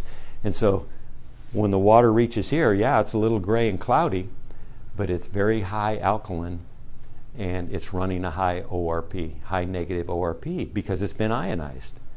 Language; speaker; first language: English; native; English